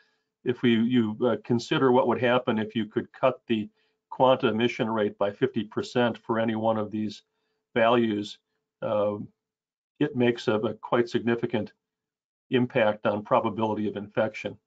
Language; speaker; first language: English; native; English